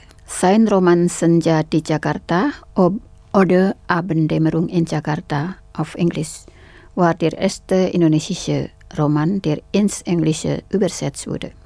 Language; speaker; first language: German; non-native, fluent; Indonesian